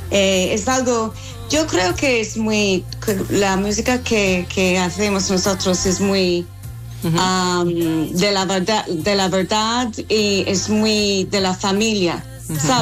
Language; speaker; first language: Spanish; non-native, fluent; English